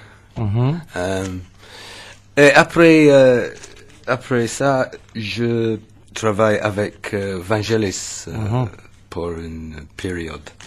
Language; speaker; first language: French; non-native, learner; English